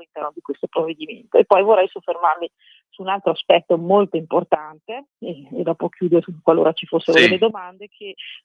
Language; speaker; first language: Italian; native; Italian